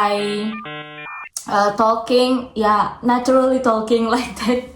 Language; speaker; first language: English; non-native, learner; Indonesian